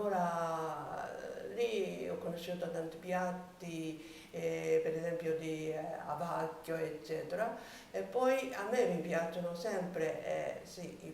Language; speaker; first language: Italian; non-native, learner; Japanese